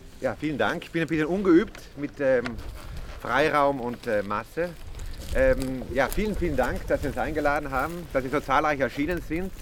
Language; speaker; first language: German; non-native, fluent; Italian